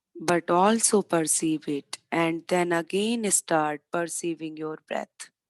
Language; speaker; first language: English; non-native, local second language; Hindi